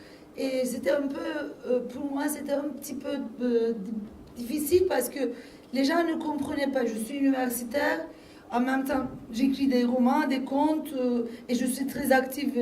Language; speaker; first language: French; non-native, fluent; Turkish